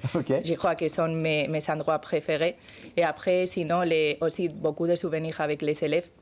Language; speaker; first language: French; non-native, learner; Spanish